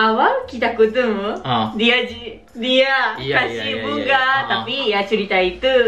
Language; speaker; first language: Indonesian; non-native, fluent; Japanese